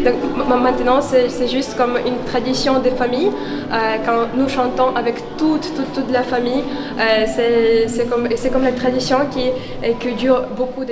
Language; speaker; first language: French; non-native, fluent; Ukrainian